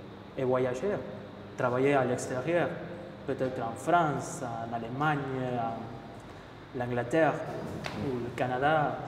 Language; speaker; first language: French; non-native, fluent; Spanish